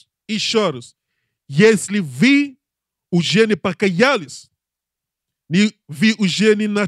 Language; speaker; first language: Russian; non-native, learner; English